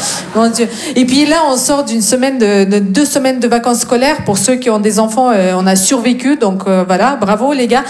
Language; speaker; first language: French; non-native, fluent; Russian